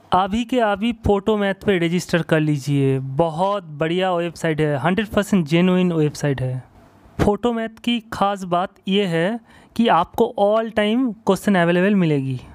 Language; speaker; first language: Hindi; non-native, local second language; Bangla